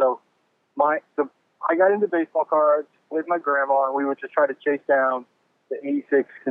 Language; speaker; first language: English; native; English